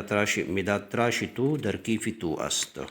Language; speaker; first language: Persian; non-native, fluent; Urdu